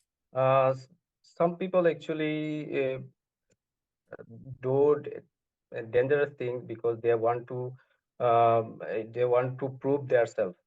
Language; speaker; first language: English; non-native, learner; Bangla